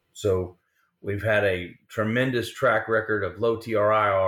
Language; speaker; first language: English; native; English